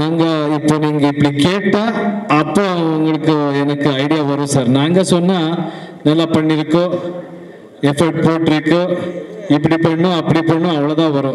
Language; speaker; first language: Tamil; non-native, learner; Kannada